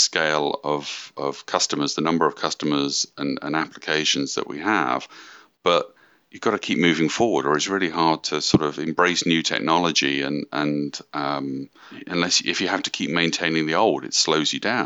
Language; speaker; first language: English; native; English